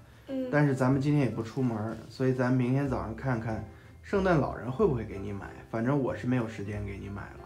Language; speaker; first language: Chinese; native; Chinese